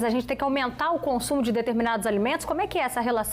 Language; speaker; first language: Portuguese; native; Portuguese